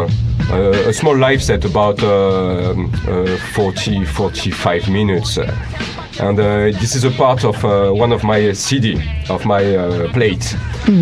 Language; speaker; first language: English; non-native, learner; French